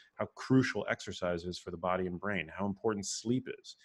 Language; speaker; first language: English; native; English